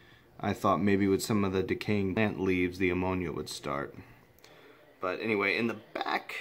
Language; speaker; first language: English; native; English